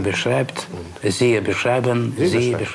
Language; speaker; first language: German; non-native, learner; Russian